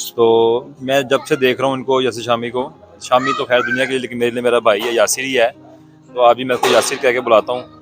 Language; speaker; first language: Urdu; native; Urdu